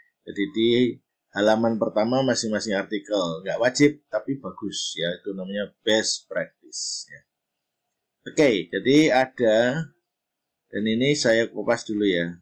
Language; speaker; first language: Indonesian; native; Indonesian